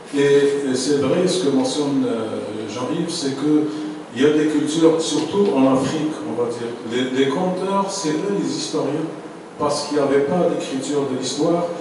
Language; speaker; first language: French; non-native, local second language; Arabic